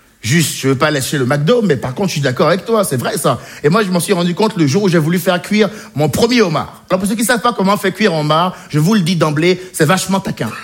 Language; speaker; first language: French; native; French